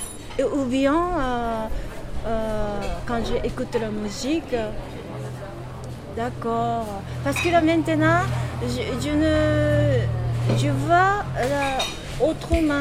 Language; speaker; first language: French; non-native, learner; Japanese